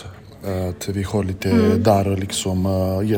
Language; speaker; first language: Swedish; non-native, fluent; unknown